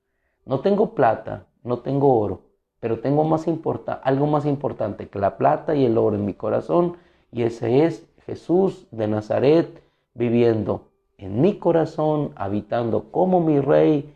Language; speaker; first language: Spanish; native; Spanish